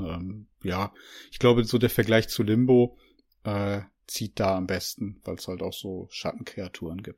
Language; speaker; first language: German; native; German